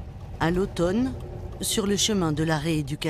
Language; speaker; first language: French; native; French